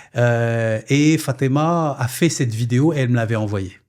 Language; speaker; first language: French; non-native, local second language; Arabic